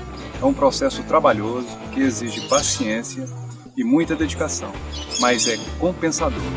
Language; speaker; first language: Portuguese; native; Portuguese